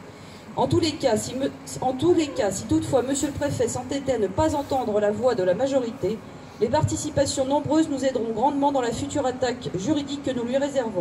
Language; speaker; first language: French; native; French